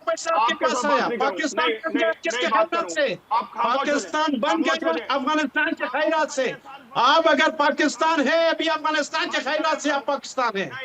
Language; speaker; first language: Hindi; non-native, fluent; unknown